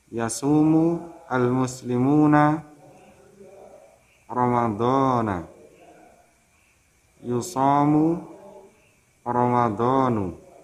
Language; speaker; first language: Arabic; non-native, learner; Indonesian